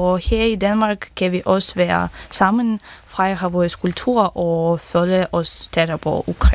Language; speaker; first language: Danish; non-native, fluent; Ukrainian